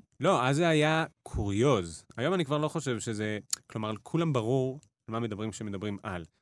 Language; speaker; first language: Hebrew; native; Hebrew